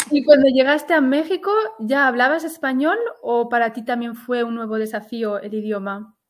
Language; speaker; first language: Spanish; early bilingual, heritage; Galician